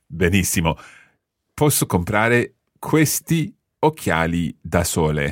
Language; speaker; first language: Italian; non-native, fluent; English